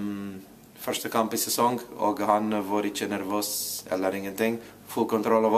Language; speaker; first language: Norwegian; non-native, fluent; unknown